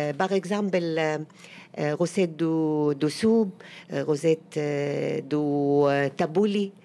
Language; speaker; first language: French; non-native, learner; Arabic